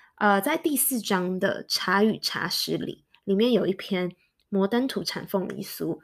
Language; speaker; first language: Chinese; early bilingual, heritage; Chinese